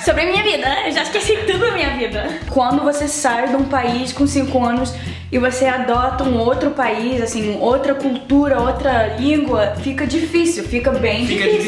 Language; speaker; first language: Portuguese; early bilingual, heritage; Portuguese